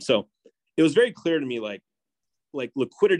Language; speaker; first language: English; native; English